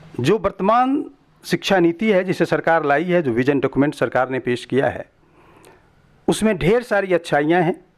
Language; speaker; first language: Hindi; native; Hindi